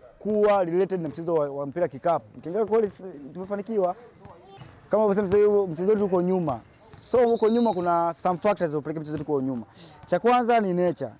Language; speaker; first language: Swahili; native; Swahili